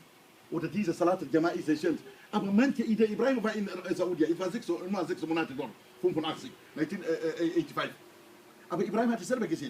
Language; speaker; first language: German; non-native, learner; Hausa